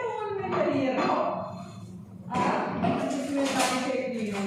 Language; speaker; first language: English; non-native, learner; Filipino